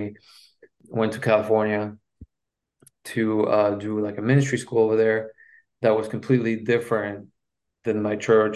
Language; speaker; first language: English; non-native, fluent; French